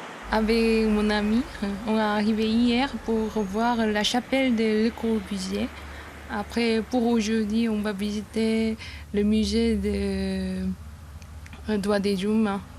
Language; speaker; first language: French; non-native, learner; Korean